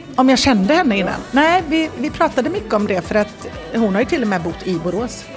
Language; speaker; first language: Swedish; native; Swedish